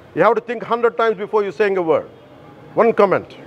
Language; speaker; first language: English; non-native, local second language; Telugu